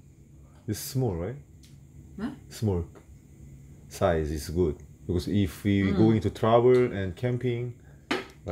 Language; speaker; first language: English; non-native, learner; Korean